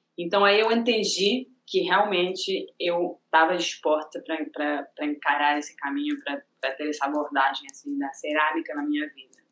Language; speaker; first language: Portuguese; non-native, fluent; Spanish